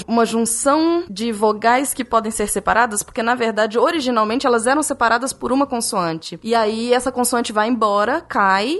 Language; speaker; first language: Portuguese; native; Portuguese